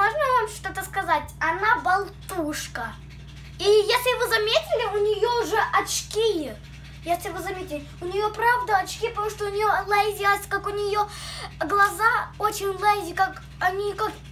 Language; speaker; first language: Russian; early bilingual, heritage; Russian